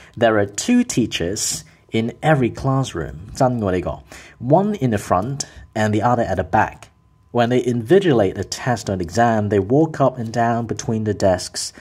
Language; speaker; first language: English; non-native, local second language; Cantonese